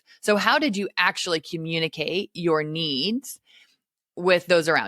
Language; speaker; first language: English; native; English